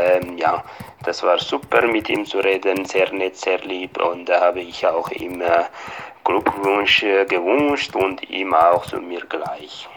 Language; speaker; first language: German; non-native, fluent; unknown